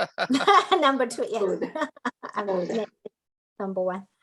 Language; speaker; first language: English; non-native, learner; Chinese